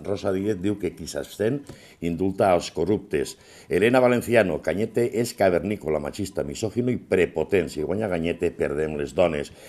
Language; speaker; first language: Catalan; native; Catalan